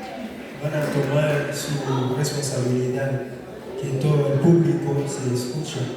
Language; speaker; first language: Spanish; non-native, fluent; Haitian Creole